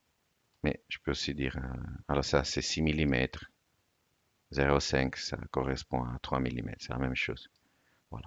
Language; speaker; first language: French; non-native, fluent; Italian